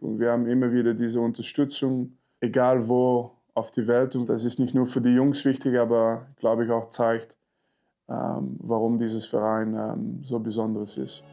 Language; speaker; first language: German; non-native, fluent; French